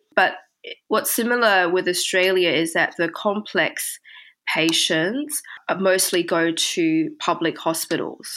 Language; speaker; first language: English; early bilingual, other home language; Chinese